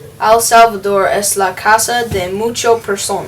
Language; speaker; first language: Spanish; non-native, learner; English